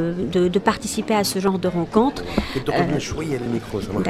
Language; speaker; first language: French; non-native, local second language; Arabic